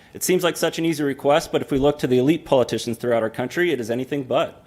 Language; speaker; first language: English; native; English